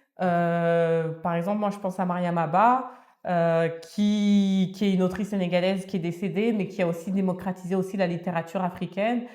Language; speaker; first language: French; early bilingual, other home language; Wolof